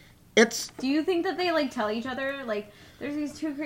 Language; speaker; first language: English; early bilingual, other home language; Spanish